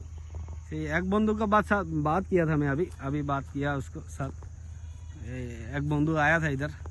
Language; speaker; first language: Hindi; non-native, learner; Bangla